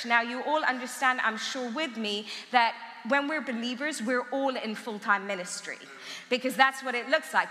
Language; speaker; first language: English; early bilingual, other home language; Armenian